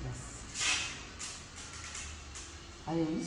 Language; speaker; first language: English; non-native, learner; Russian